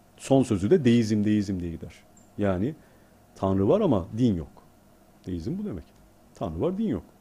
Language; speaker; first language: Turkish; native; Turkish